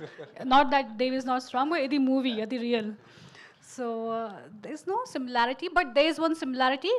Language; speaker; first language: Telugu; non-native, fluent; Hindi